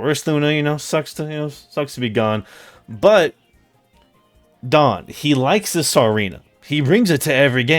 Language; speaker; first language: English; native; English